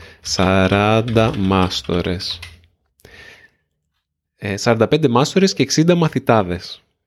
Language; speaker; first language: Greek; native; Greek